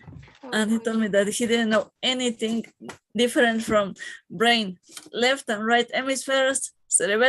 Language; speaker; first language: English; non-native, fluent; Spanish